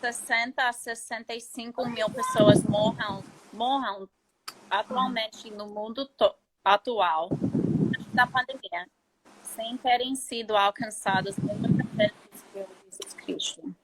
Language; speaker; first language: Portuguese; non-native, fluent; English